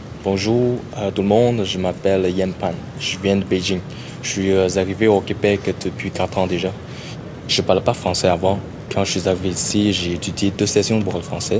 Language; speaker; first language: French; non-native, learner; Chinese